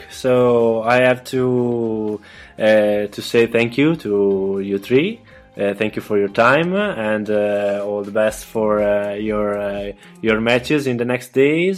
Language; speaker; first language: English; non-native, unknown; Italian